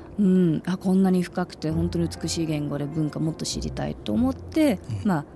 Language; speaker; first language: Japanese; non-native, fluent; English